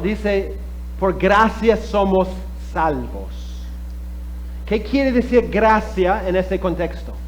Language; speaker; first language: Spanish; non-native, fluent; English